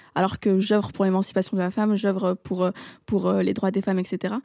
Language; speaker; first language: French; non-native, local second language; Arabic